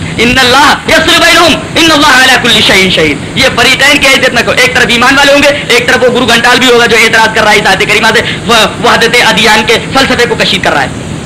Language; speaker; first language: Urdu; native; Urdu